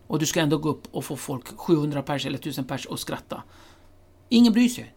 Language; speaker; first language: Swedish; early bilingual, other home language; Kurdish